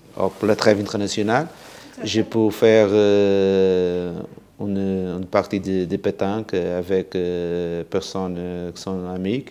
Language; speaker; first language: French; non-native, fluent; Portuguese